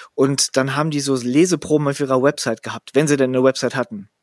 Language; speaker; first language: German; native; German